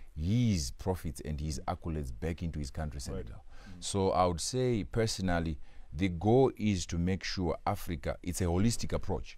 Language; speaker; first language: English; non-native, local second language; Shona